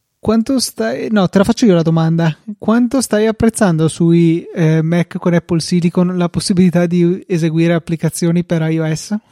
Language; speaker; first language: Italian; native; Italian